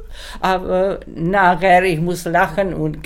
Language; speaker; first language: German; non-native, learner; Czech